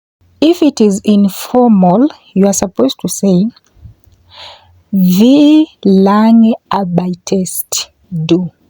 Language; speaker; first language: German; non-native, fluent; English